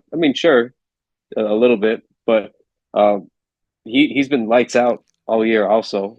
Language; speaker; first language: English; native; English